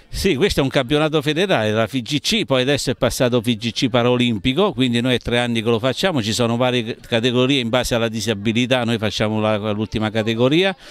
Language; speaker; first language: Italian; native; Italian